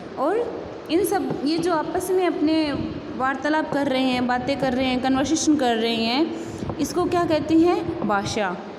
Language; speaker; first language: Hindi; native; Hindi